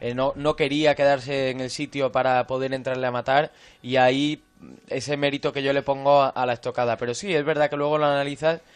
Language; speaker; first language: Spanish; native; Spanish